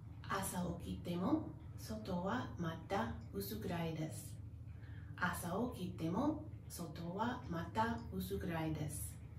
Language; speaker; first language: Japanese; non-native, learner; English